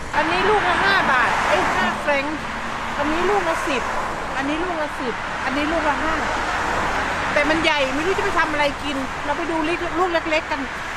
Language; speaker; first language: Thai; native; Thai